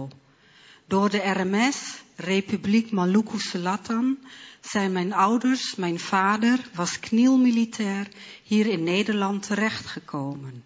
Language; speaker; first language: Dutch; early bilingual, other home language; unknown